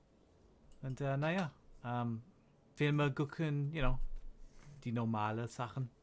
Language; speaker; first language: German; non-native, learner; English